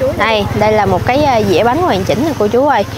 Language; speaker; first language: Vietnamese; native; Vietnamese